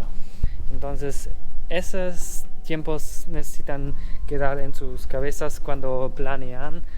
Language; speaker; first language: Spanish; non-native, learner; German